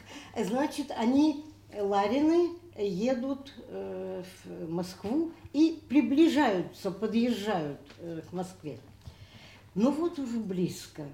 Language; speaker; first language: Russian; native; Russian